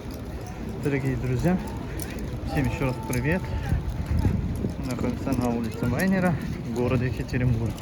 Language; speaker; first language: Russian; early bilingual, other home language; Tajik